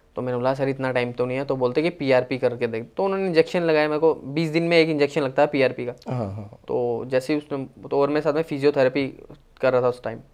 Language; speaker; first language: Hindi; native; Hindi